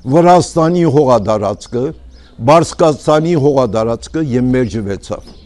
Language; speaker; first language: Armenian; early bilingual, heritage; Armenian